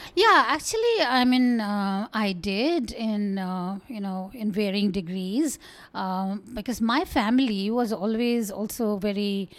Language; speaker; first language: English; non-native, local second language; Bangla